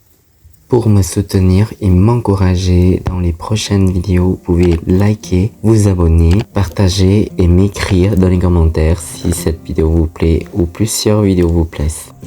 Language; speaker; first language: French; non-native, learner; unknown